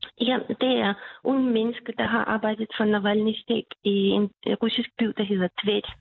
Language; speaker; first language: Danish; non-native, fluent; Russian